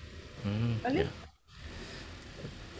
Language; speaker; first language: Spanish; native; Spanish